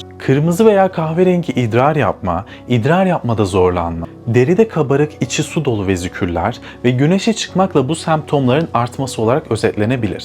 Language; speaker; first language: Turkish; native; Turkish